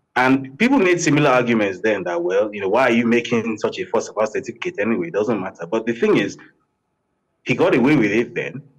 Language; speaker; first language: English; non-native, local second language; Yoruba